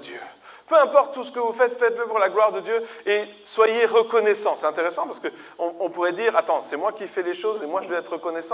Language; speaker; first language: French; native; French